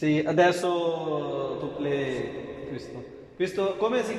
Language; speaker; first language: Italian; non-native, learner; Urdu